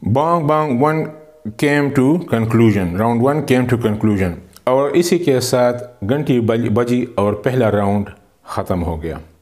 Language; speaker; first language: Urdu; non-native, local second language; Pashto